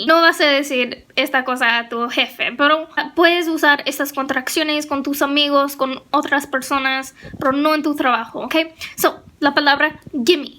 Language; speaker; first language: Spanish; non-native, fluent; English